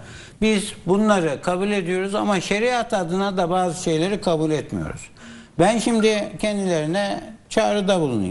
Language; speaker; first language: Turkish; native; Turkish